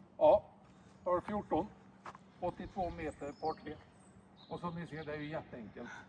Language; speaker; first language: Swedish; native; Swedish